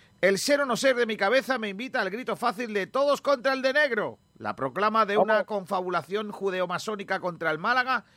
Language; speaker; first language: Spanish; native; Spanish